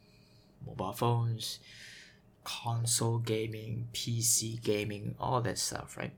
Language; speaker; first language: English; native; English